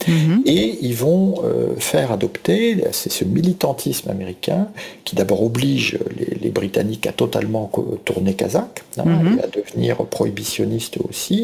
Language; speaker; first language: French; native; French